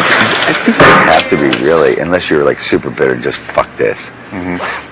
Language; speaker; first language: English; native; English